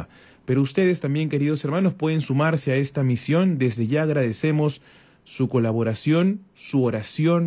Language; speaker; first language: Spanish; native; Spanish